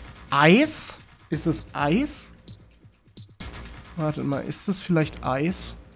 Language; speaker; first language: German; native; German